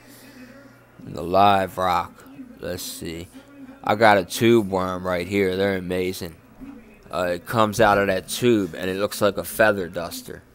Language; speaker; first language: English; native; English